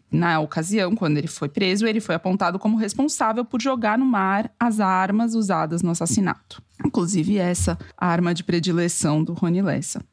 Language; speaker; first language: Portuguese; native; Portuguese